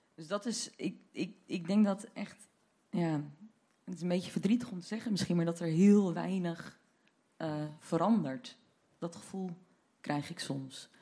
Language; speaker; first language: Dutch; native; Dutch